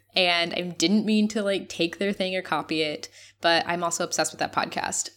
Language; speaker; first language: English; non-native, fluent; Spanish